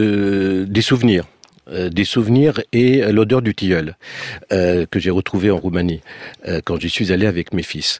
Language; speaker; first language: French; early bilingual, other home language; Romanian